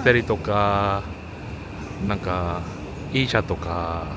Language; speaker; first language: Japanese; non-native, learner; Korean